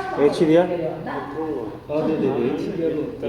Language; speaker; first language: Korean; native; Korean